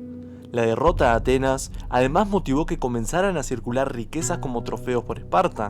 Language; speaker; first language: Spanish; native; Spanish